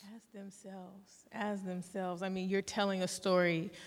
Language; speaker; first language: English; early bilingual, other home language; Yoruba